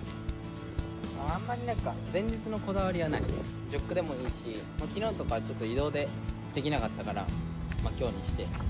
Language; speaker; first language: Japanese; native; Japanese